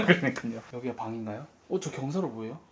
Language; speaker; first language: Korean; native; Korean